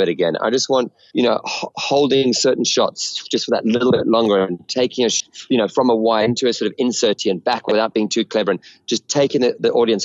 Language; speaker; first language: English; native; English